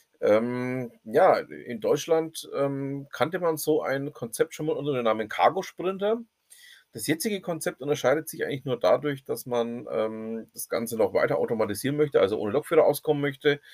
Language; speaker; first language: German; native; German